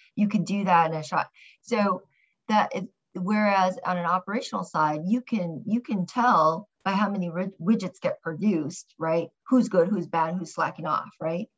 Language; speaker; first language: English; early bilingual, other home language; Korean